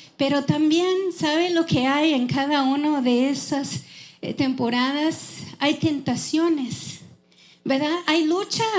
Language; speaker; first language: Spanish; non-native, fluent; English